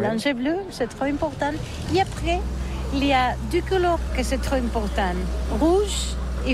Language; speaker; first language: French; non-native, learner; Catalan